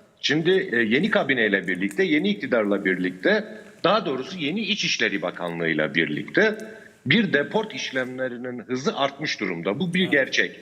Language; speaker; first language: Turkish; native; Turkish